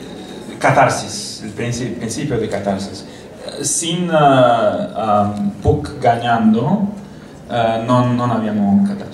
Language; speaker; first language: Spanish; non-native, learner; Romanian